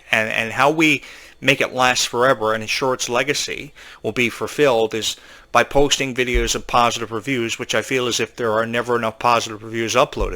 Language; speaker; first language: English; native; English